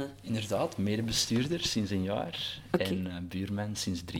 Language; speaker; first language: Dutch; native; Dutch